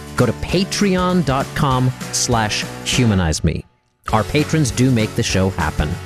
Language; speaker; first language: English; native; English